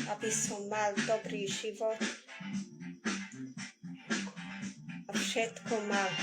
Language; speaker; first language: Slovak; non-native, local second language; Hungarian